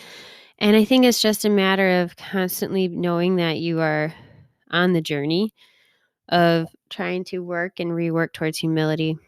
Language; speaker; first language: English; native; English